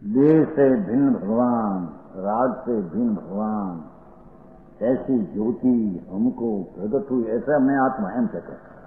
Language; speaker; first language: Hindi; non-native, local second language; Gujarati